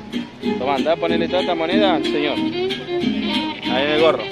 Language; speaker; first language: Spanish; native; Spanish